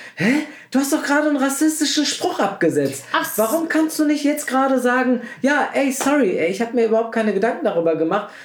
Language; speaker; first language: German; early bilingual, other home language; Turkish